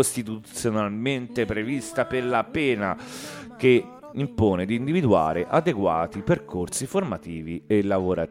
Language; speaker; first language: Italian; native; Italian